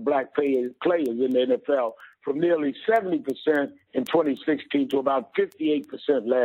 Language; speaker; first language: English; native; English